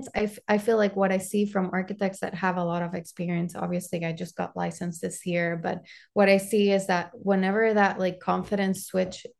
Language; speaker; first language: English; non-native, fluent; Spanish